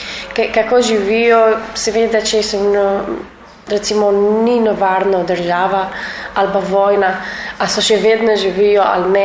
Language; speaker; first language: Slovenian; non-native, learner; Arabic